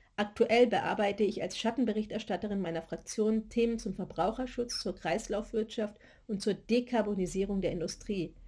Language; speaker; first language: German; native; German